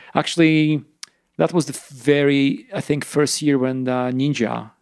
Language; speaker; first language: English; non-native, fluent; Polish